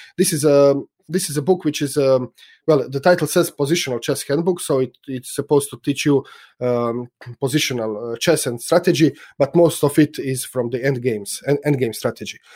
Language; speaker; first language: English; non-native, fluent; Croatian